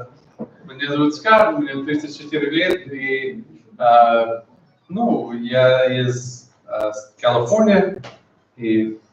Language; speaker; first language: Russian; non-native, learner; English